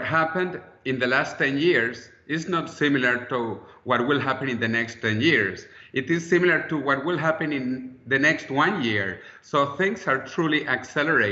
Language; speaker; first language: English; non-native, fluent; Spanish